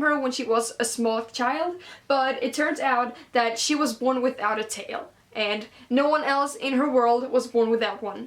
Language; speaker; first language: English; non-native, fluent; Swedish